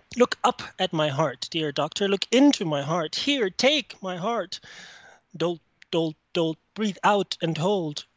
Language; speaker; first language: English; non-native, fluent; French